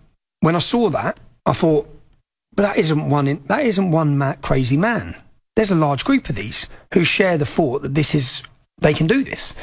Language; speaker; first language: English; native; English